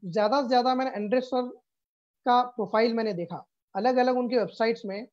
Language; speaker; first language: Hindi; non-native, local second language; Urdu